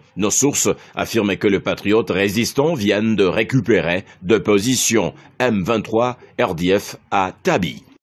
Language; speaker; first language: French; non-native, local second language; Swahili